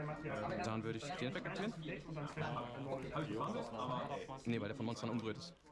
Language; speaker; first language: German; native; German